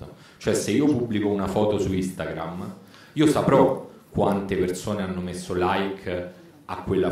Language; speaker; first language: Italian; native; Italian